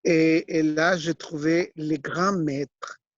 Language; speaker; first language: French; non-native, fluent; Spanish